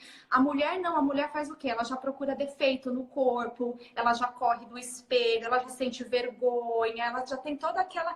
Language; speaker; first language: Portuguese; native; Portuguese